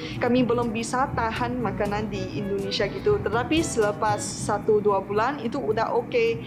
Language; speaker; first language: Indonesian; non-native, fluent; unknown